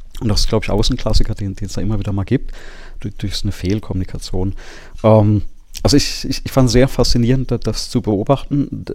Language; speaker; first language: German; native; German